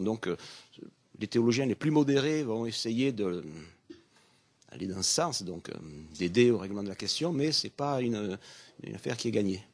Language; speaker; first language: French; native; French